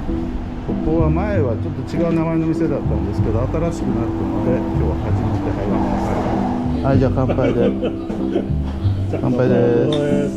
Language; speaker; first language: Japanese; non-native, learner; Korean